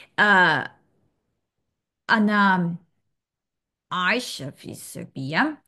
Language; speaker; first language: Arabic; non-native, learner; Serbian